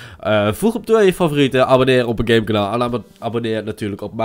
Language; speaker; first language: Dutch; native; Dutch